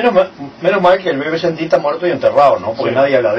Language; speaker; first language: Spanish; native; Spanish